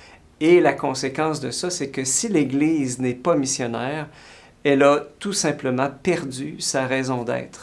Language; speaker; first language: French; native; French